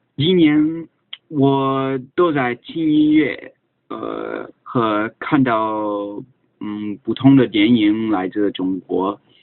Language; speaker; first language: Chinese; non-native, learner; English